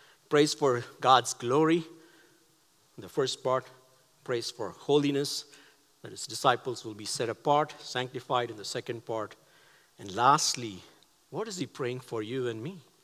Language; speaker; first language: English; non-native, local second language; Tamil